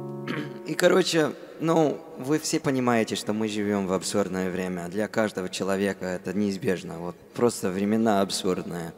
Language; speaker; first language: Russian; non-native, fluent; English